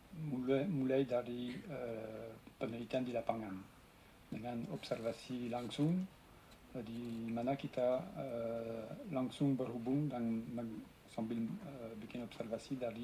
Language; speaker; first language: Indonesian; non-native, fluent; French